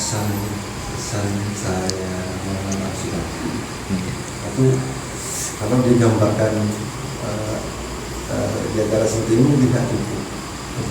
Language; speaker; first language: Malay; non-native, local second language; Javanese